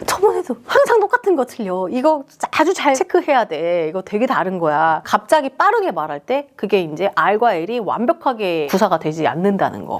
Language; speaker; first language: Korean; native; Korean